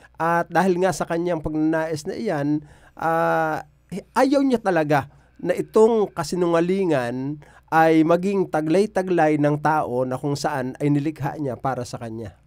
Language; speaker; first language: Filipino; native; Filipino